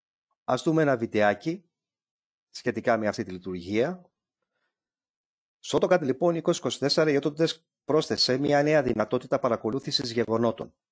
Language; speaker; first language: Greek; native; Greek